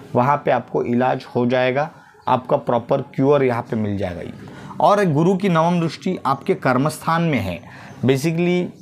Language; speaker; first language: Hindi; non-native, local second language; Marathi